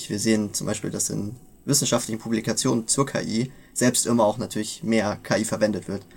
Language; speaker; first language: German; native; German